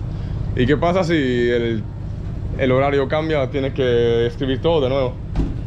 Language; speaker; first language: Spanish; non-native, fluent; English